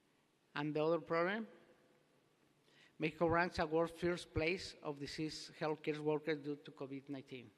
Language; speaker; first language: English; non-native, learner; Spanish